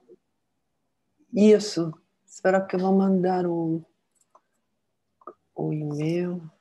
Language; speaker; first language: Portuguese; non-native, fluent; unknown